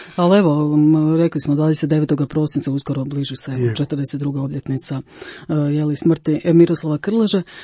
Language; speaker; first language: Croatian; native; Croatian